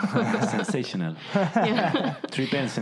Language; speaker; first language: English; non-native, learner; Spanish